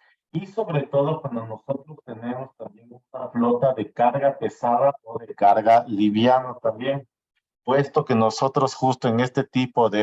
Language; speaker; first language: Spanish; native; Spanish